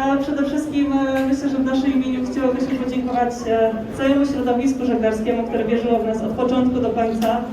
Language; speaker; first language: Polish; native; Polish